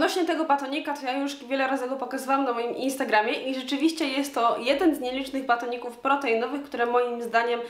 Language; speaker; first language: Polish; native; Polish